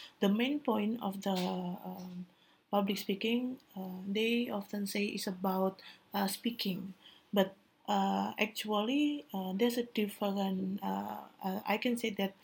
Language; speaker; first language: English; non-native, learner; Indonesian